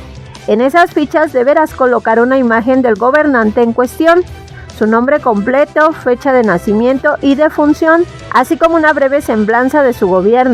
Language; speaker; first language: Spanish; native; Spanish